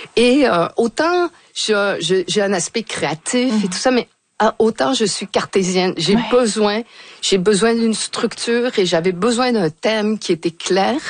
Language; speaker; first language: French; early bilingual, other home language; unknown